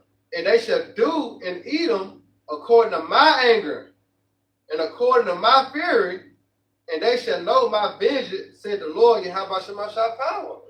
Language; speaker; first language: English; native; English